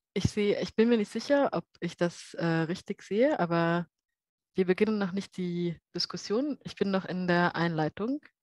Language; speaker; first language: German; native; German